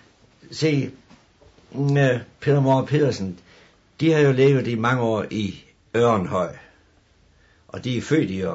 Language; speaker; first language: Danish; native; Danish